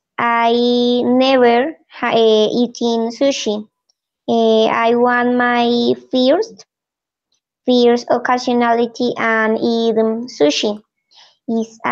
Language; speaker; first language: English; non-native, learner; Spanish